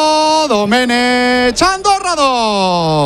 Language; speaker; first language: Spanish; native; Spanish